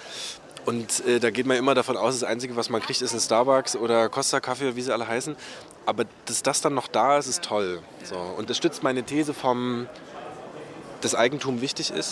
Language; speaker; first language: German; native; German